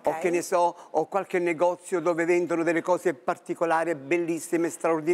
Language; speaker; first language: Italian; native; Italian